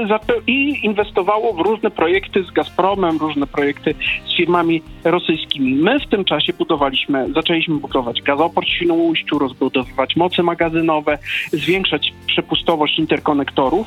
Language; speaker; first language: Polish; native; Polish